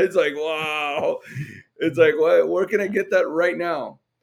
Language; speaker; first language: English; early bilingual, other home language; Spanish